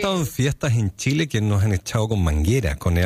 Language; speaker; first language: Spanish; native; Spanish